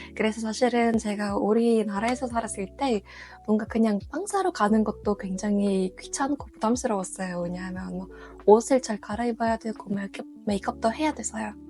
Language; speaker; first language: Korean; non-native, fluent; Russian